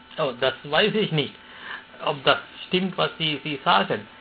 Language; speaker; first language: German; non-native, fluent; Sinhala